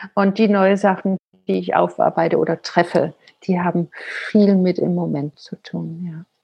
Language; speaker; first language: German; non-native, fluent; Danish